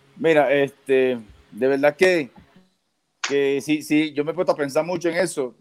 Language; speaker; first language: Spanish; native; Spanish